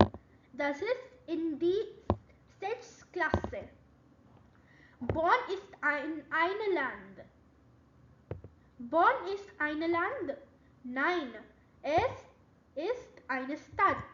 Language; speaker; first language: German; non-native, learner; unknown